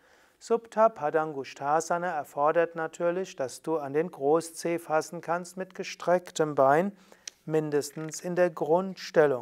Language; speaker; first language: German; native; German